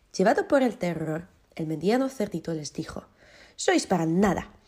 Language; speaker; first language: Spanish; non-native, fluent; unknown